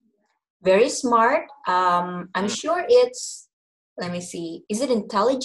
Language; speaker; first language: English; non-native, local second language; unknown